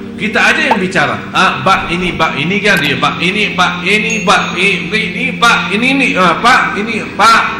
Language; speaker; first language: Indonesian; non-native, fluent; Arabic